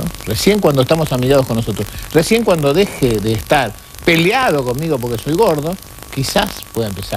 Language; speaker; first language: Spanish; native; Spanish